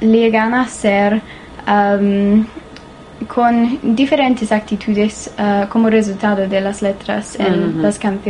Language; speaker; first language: Spanish; non-native, learner; English